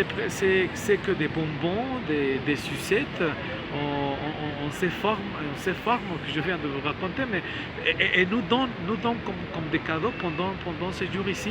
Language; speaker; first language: French; non-native, learner; Spanish